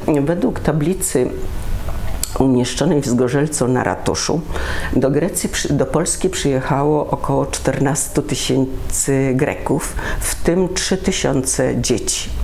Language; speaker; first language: Polish; early bilingual, other home language; Greek